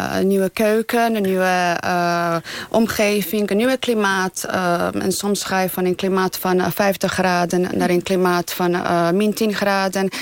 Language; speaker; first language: Dutch; non-native, fluent; Bosnian